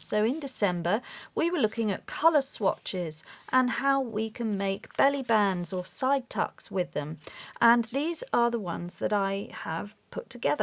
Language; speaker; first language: English; native; English